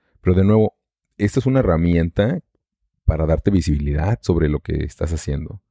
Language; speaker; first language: Spanish; native; Spanish